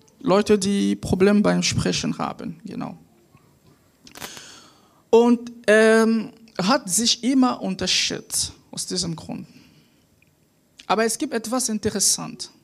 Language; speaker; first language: German; non-native, fluent; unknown